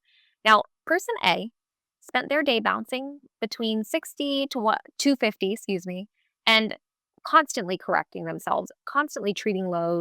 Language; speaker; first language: English; native; English